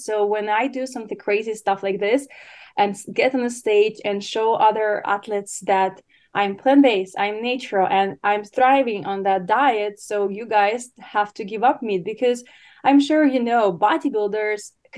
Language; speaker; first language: English; non-native, fluent; Ukrainian